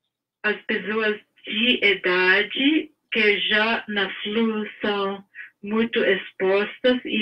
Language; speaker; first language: Portuguese; non-native, fluent; English